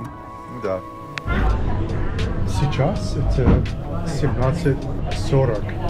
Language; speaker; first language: Russian; non-native, learner; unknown